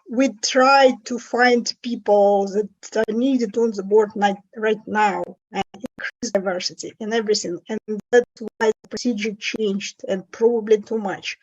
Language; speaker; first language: English; non-native, fluent; Russian